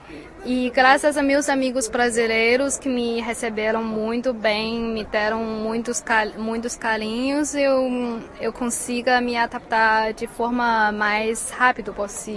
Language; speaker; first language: Portuguese; non-native, fluent; Chinese